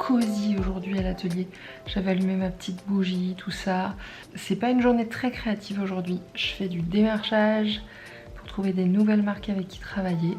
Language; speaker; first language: French; native; French